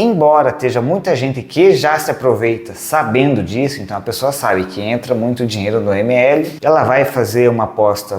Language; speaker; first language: Portuguese; native; Portuguese